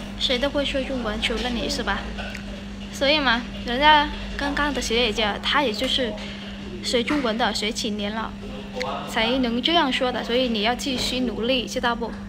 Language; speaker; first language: Chinese; non-native, fluent; Vietnamese